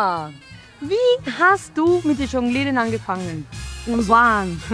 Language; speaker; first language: German; non-native, learner; Spanish